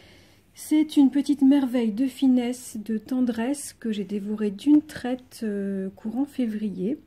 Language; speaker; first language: French; native; French